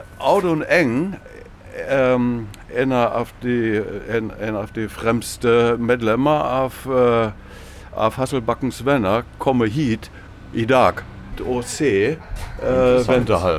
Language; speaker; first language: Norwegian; non-native, fluent; German